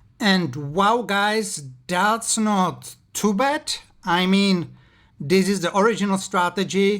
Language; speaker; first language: English; non-native, fluent; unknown